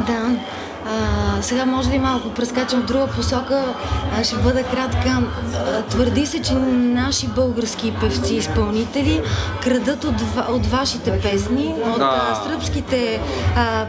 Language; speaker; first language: Bulgarian; native; Bulgarian